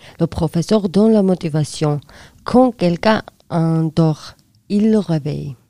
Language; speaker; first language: French; non-native, learner; Georgian